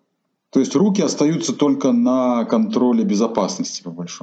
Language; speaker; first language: Russian; native; Russian